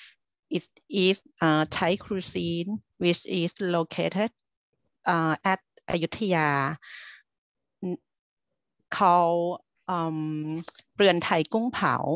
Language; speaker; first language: English; non-native, learner; Thai